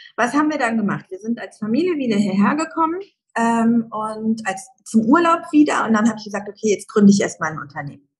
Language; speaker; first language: German; early bilingual, other home language; Persian